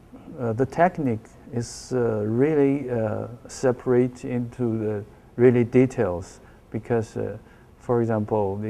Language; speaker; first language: English; non-native, learner; Chinese